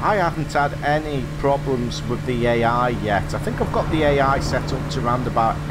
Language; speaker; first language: English; native; English